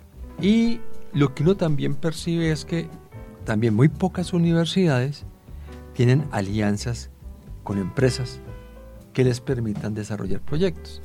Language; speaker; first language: Spanish; native; Spanish